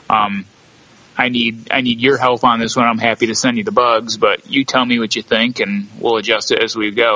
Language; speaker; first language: English; native; English